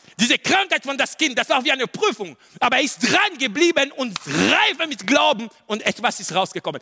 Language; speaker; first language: German; non-native, learner; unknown